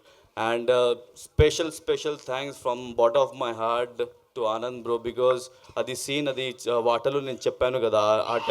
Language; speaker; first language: Telugu; non-native, local second language; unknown